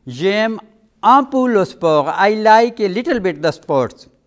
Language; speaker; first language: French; non-native, fluent; Urdu